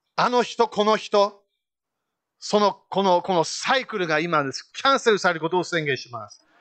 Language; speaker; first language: Japanese; native; Japanese